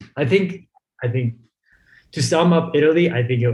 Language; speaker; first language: English; native; English